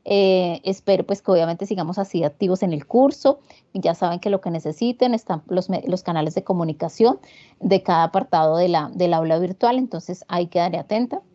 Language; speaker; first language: Spanish; native; Spanish